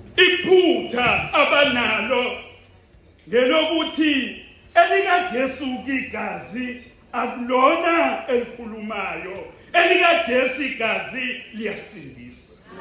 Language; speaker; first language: Zulu; non-native, local second language; Xhosa